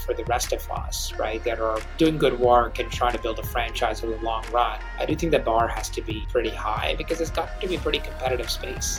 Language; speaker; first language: English; non-native, local second language; Hindi